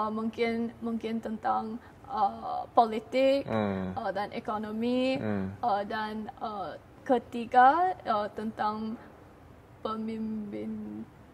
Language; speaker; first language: Indonesian; non-native, learner; Chinese